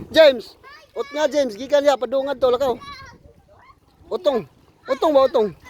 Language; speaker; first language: Filipino; non-native, local second language; Cebuano